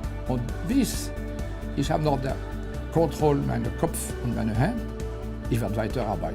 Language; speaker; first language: German; non-native, fluent; French